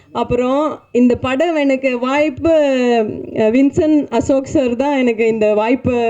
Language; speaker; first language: Tamil; non-native, fluent; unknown